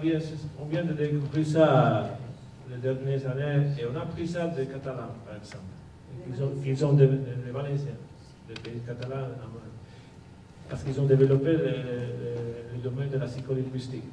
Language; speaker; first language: French; non-native, fluent; Basque